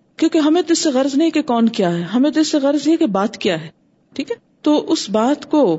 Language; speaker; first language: Urdu; native; Urdu